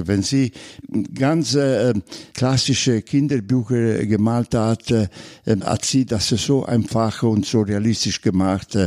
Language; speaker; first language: German; non-native, fluent; Italian